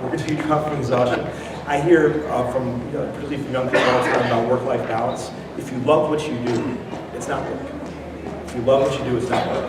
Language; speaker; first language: English; native; English